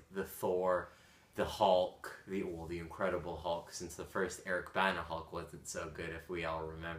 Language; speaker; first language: English; native; English